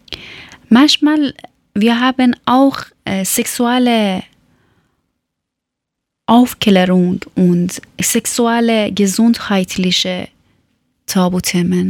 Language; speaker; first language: German; non-native, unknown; Persian